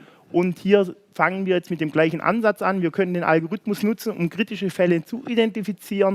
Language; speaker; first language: German; native; German